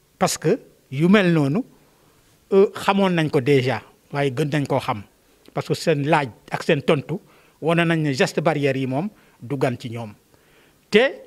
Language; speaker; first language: Wolof; native; Wolof